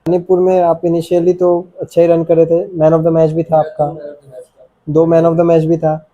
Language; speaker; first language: Hindi; non-native, local second language; Bangla